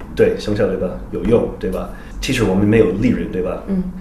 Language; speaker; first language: Chinese; non-native, fluent; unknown